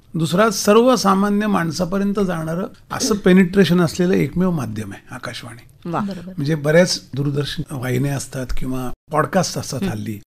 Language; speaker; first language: Marathi; native; Marathi